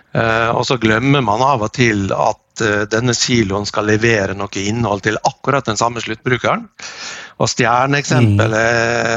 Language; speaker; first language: Norwegian; native; Norwegian